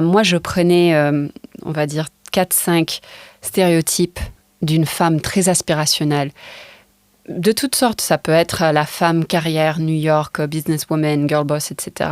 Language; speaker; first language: French; non-native, fluent; English